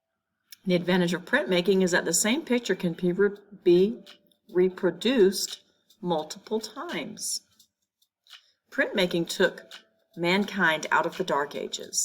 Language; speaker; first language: English; native; English